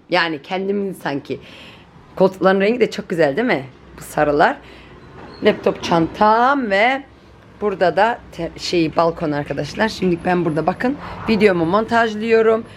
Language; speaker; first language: Turkish; native; Turkish